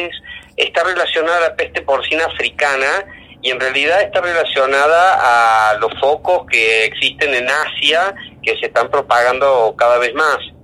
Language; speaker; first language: Spanish; native; Spanish